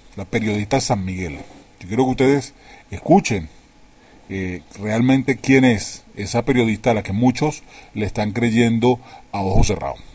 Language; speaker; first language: Spanish; native; Spanish